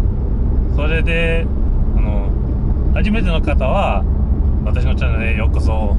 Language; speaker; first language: Japanese; non-native, fluent; English